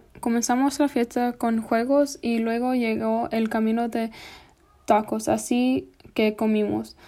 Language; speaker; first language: Spanish; non-native, fluent; English